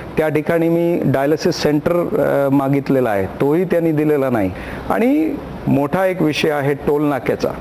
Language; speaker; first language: Marathi; non-native, local second language; Punjabi